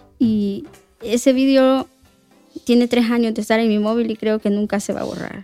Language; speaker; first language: Spanish; native; Spanish